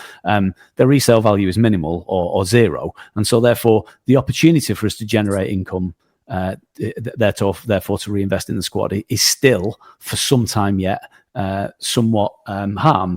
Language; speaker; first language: English; native; English